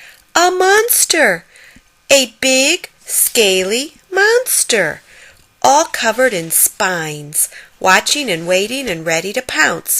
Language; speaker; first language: English; native; English